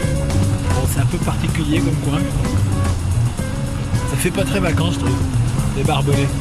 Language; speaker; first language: French; native; French